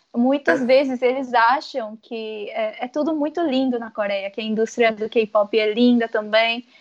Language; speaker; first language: Portuguese; early bilingual, other home language; Korean